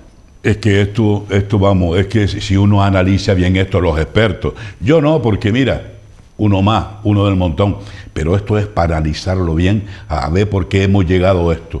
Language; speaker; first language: Spanish; native; Spanish